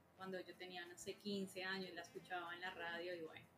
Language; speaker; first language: Spanish; native; Spanish